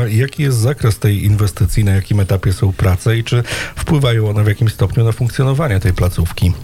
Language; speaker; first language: Polish; native; Polish